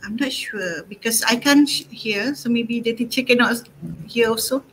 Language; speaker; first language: English; non-native, local second language; Malay